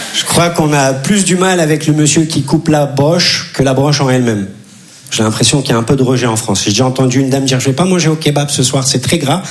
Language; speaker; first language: French; early bilingual, other home language; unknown